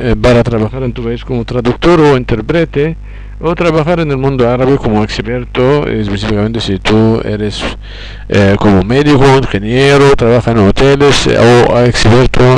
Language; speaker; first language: Spanish; non-native, fluent; Arabic